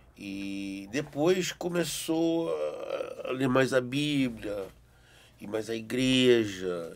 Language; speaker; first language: Portuguese; early bilingual, heritage; Portuguese